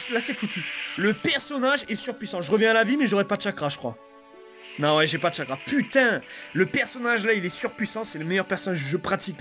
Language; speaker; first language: French; native; French